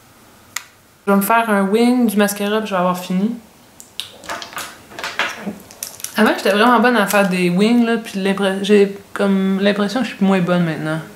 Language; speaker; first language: French; native; French